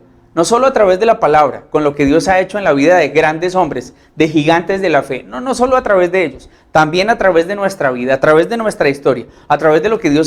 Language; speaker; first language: Spanish; native; Spanish